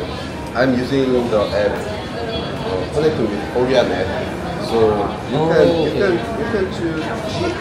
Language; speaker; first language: English; non-native, learner; Korean